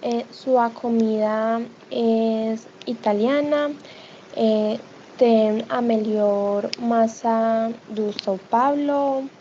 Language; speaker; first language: Portuguese; non-native, learner; Spanish